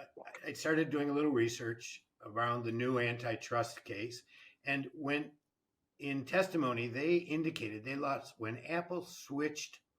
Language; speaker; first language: English; native; English